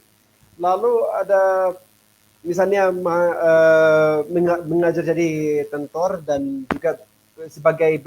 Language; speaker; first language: Indonesian; non-native, fluent; Arabic